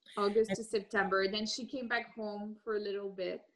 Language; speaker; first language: English; early bilingual, other home language; French